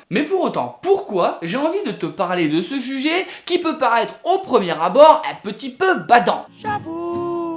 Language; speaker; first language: French; native; French